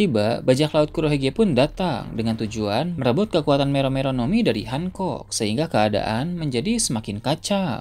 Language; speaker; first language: Indonesian; native; Indonesian